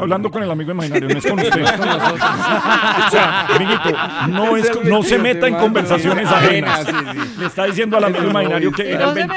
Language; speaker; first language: Spanish; native; Spanish